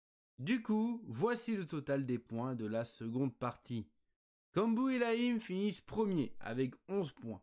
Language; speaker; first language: French; native; French